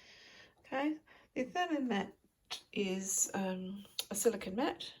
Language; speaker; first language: English; native; English